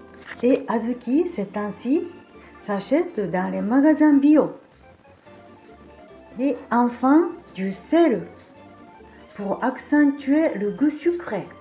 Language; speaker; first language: French; non-native, fluent; Japanese